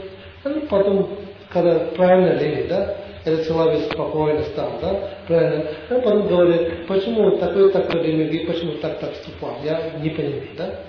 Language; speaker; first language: Russian; non-native, learner; Tibetan